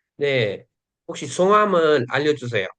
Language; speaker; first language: Korean; non-native, fluent; Uzbek